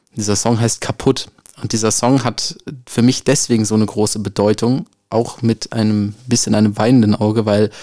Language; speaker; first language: German; native; German